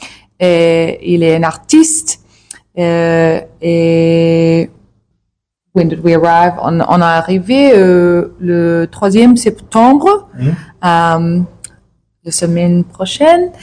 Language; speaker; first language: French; non-native, learner; English